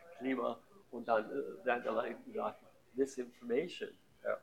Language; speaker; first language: German; non-native, fluent; English